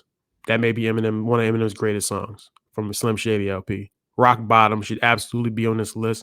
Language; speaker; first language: English; native; English